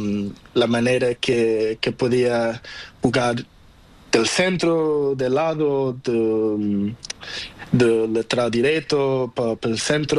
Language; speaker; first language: Spanish; non-native, learner; Portuguese